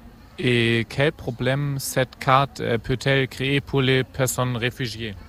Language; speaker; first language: French; non-native, fluent; German